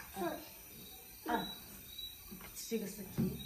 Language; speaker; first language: Chinese; non-native, learner; Nepali